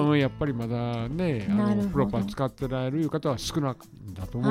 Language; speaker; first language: Japanese; native; Japanese